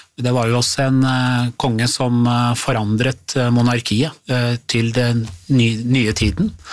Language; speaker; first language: Norwegian; early bilingual, other home language; Persian